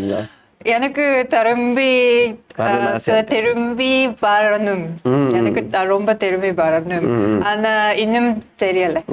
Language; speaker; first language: Tamil; non-native, learner; Japanese